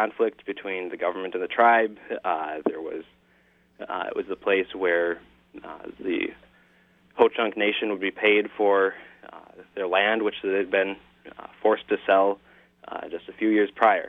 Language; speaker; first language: English; native; English